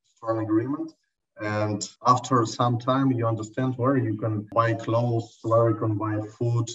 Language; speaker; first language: English; non-native, learner; Russian